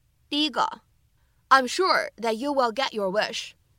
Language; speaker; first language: English; non-native, fluent; Chinese